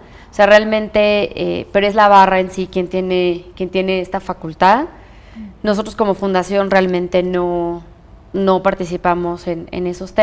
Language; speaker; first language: Spanish; native; Spanish